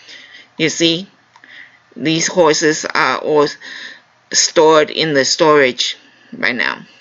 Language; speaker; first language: English; non-native, fluent; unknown